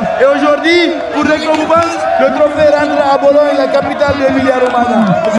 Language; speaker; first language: French; non-native, local second language; Fula